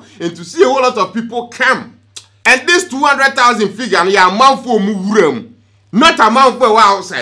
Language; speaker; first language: English; non-native, local second language; Akan